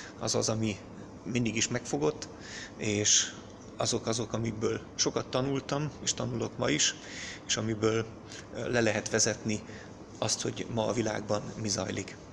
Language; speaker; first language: Hungarian; early bilingual, heritage; German